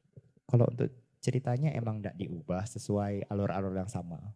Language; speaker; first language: Indonesian; non-native, fluent; Japanese